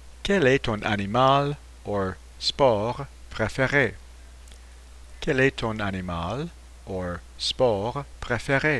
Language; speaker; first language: French; non-native, fluent; English